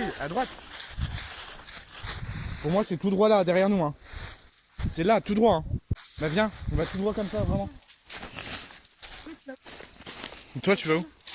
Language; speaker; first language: French; native; French